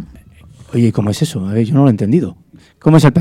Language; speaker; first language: Spanish; native; Spanish